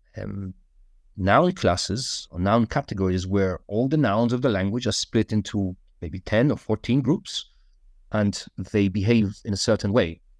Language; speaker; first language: English; non-native, fluent; Russian